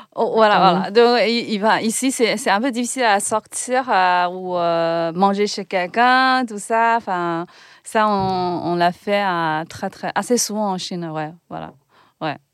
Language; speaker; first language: French; non-native, fluent; Chinese